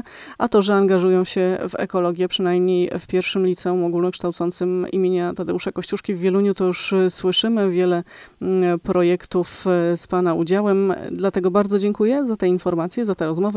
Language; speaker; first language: Polish; native; Polish